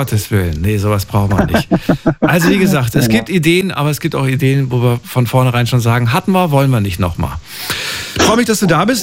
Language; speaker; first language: German; native; German